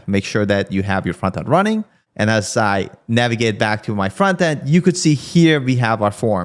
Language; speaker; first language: English; native; English